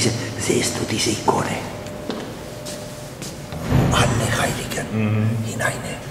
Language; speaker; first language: German; non-native, learner; Italian